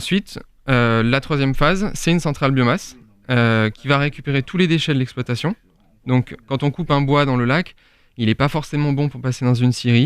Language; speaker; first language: French; native; French